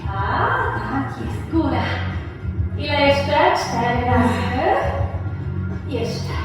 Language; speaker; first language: Polish; native; Polish